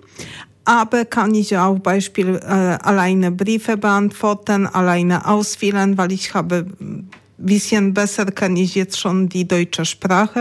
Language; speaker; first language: German; non-native, learner; Polish